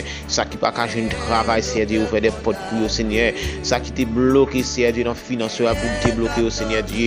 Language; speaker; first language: French; non-native, local second language; Haitian Creole